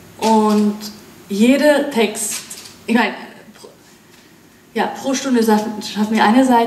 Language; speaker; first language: German; non-native, fluent; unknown